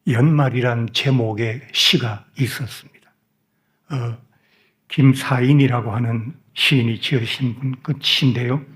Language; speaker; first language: Korean; native; Korean